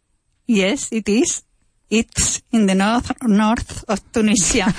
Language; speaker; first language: English; non-native, learner; Spanish